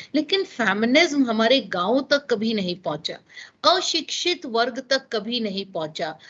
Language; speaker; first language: Hindi; non-native, local second language; Gujarati